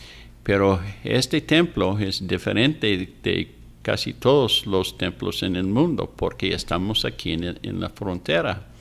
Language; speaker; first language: Spanish; non-native, fluent; English